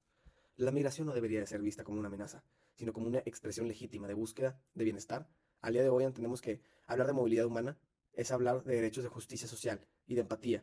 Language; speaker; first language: Spanish; native; Spanish